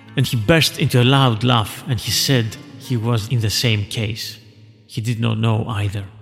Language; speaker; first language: English; non-native, fluent; Greek